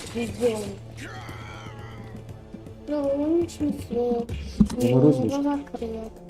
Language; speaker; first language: Russian; native; Russian